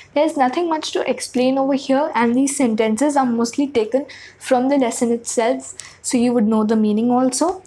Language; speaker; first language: English; non-native, local second language; Hindi